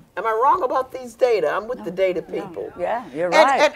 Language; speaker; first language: English; native; English